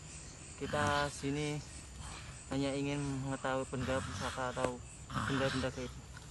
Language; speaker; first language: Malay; non-native, local second language; Javanese